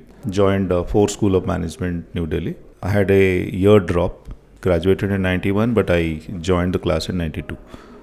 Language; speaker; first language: English; non-native, local second language; Odia